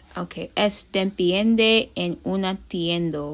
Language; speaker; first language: Spanish; non-native, learner; English